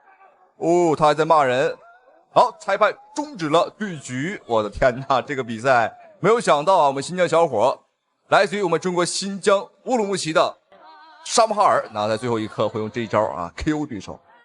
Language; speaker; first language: Chinese; native; Chinese